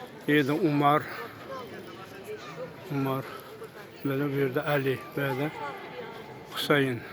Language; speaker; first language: Turkish; non-native, learner; Uzbek